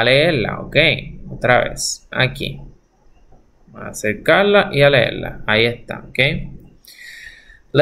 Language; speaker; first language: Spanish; native; Spanish